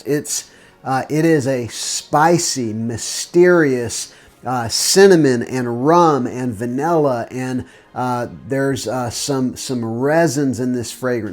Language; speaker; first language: English; native; English